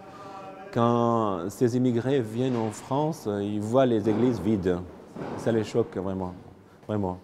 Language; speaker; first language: French; non-native, fluent; Arabic